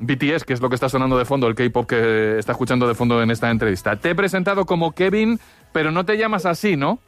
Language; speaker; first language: Spanish; native; Spanish